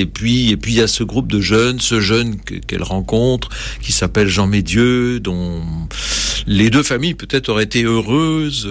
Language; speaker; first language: French; native; French